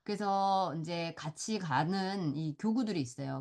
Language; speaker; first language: Korean; native; Korean